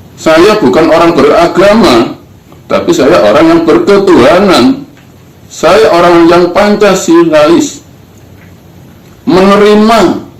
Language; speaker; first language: Indonesian; non-native, local second language; Javanese